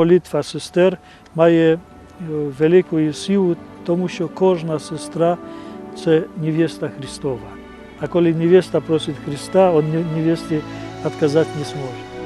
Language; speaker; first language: Ukrainian; non-native, fluent; Polish